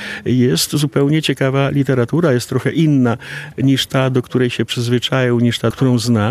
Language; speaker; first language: Polish; non-native, local second language; Belarusian